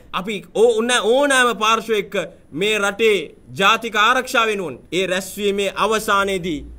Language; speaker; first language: Sinhala; non-native, local second language; Tamil